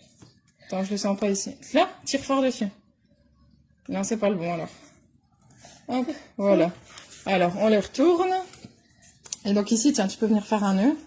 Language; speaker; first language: French; native; French